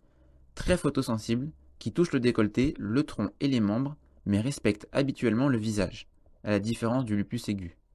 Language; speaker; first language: French; native; French